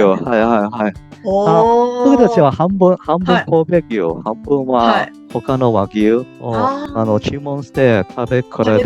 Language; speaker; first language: Japanese; non-native, fluent; Cantonese